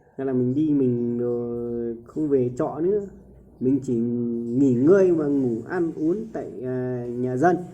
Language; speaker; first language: Vietnamese; non-native, local second language; Hmong